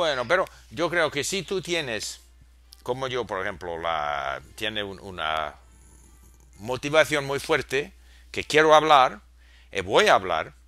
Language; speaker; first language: Spanish; non-native, fluent; English